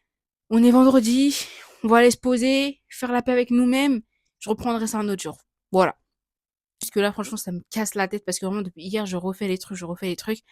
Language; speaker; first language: French; native; French